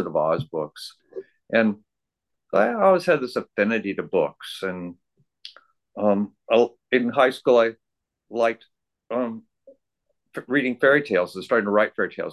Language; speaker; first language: English; native; English